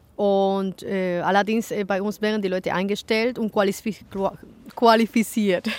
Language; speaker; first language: German; non-native, fluent; Spanish